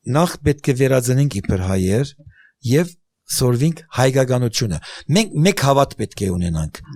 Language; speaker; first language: Armenian; early bilingual, heritage; Armenian